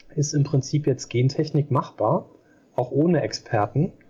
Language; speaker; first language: German; native; German